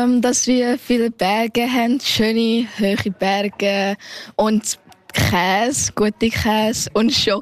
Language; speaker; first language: German; early bilingual, heritage; German